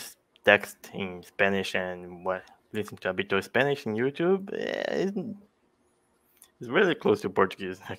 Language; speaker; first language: English; non-native, fluent; Portuguese